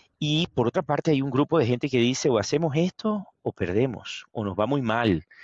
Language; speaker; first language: Spanish; native; Spanish